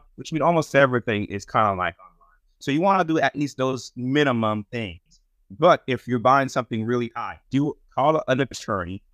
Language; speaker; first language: English; non-native, fluent; Haitian Creole